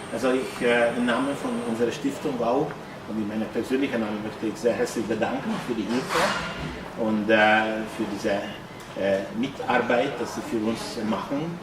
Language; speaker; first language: German; non-native, fluent; Hungarian